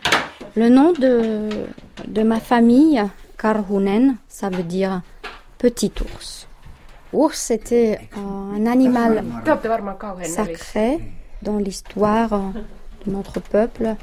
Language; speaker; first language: French; non-native, fluent; Finnish